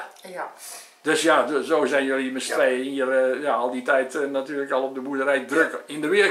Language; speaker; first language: Dutch; native; Dutch